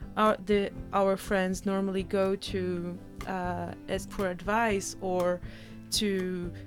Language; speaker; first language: English; non-native, fluent; Portuguese